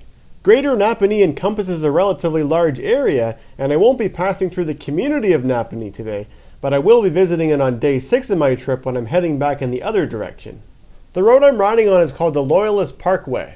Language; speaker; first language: English; native; English